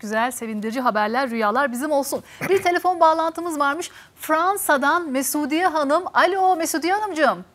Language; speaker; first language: Turkish; native; Turkish